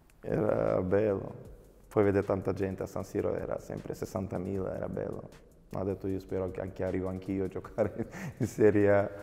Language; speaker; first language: Italian; non-native, fluent; Macedonian